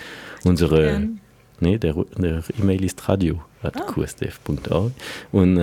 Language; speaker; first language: German; non-native, fluent; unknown